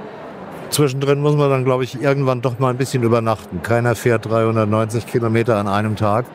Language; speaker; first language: German; native; German